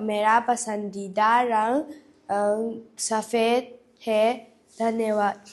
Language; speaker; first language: Hindi; non-native, local second language; Manipuri